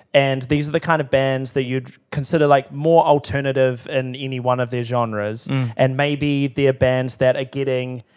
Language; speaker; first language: English; native; English